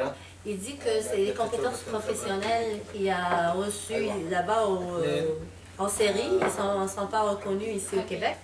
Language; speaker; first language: French; non-native, local second language; Arabic